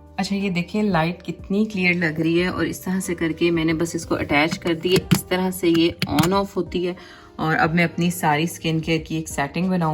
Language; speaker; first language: Urdu; native; Urdu